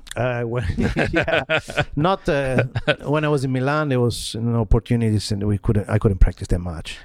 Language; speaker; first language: English; non-native, fluent; Italian